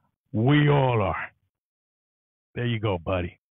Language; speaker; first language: English; early bilingual, other home language; Spanish